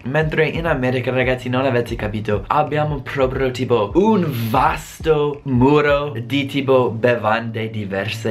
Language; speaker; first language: Italian; non-native, fluent; English